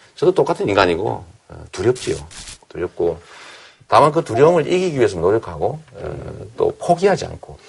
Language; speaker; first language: Korean; native; Korean